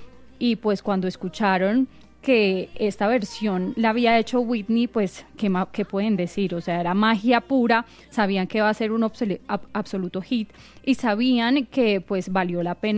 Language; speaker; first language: Spanish; native; Spanish